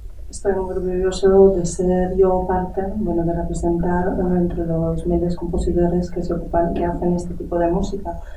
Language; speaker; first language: Spanish; native; Spanish